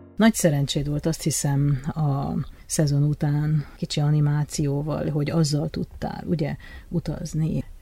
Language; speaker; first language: Hungarian; native; Hungarian